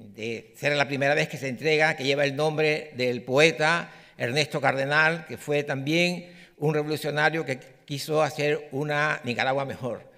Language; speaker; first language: Spanish; native; Spanish